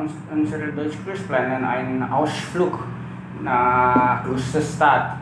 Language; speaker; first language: German; non-native, learner; Indonesian